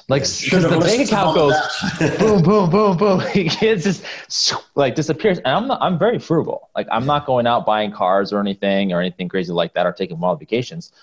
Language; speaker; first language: English; native; English